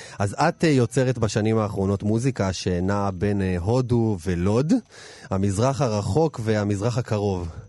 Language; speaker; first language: Hebrew; native; Hebrew